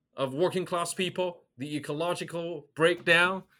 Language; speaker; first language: English; non-native, fluent; Chinese